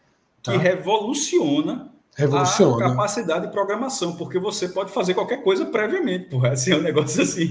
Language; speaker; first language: Portuguese; native; Portuguese